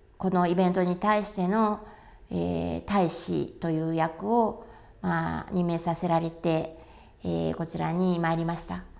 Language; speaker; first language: Japanese; native; Japanese